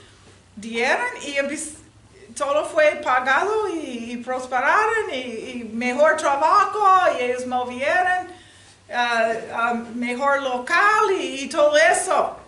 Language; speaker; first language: Spanish; non-native, learner; English